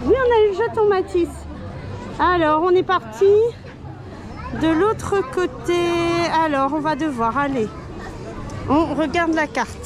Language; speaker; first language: French; native; French